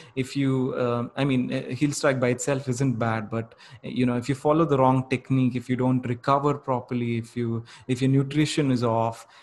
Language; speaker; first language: English; non-native, local second language; Kannada